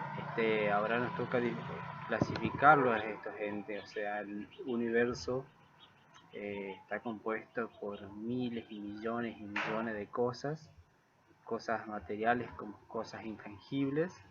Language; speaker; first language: Spanish; native; Spanish